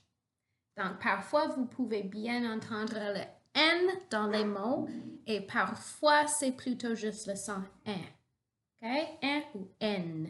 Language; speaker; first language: French; non-native, local second language; English